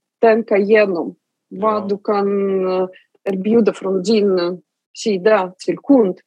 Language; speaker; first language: Swedish; non-native, fluent; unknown